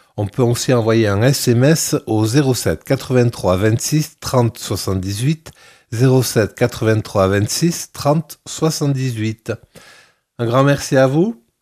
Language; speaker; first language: French; native; French